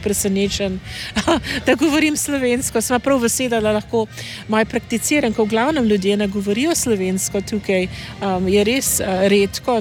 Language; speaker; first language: Slovenian; early bilingual, heritage; English